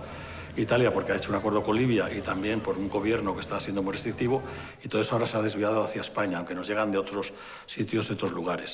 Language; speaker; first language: Spanish; native; Spanish